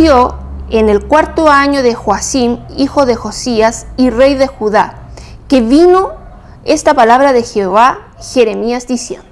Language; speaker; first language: Spanish; native; Spanish